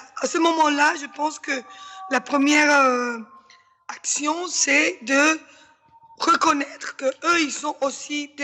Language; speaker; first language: French; non-native, fluent; Spanish